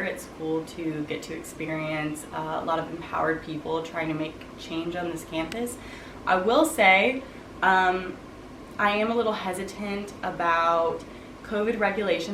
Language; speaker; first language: English; native; English